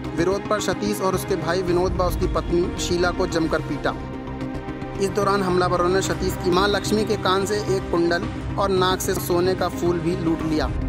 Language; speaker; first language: Hindi; native; Hindi